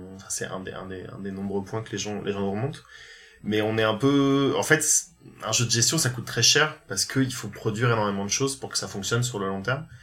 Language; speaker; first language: French; native; French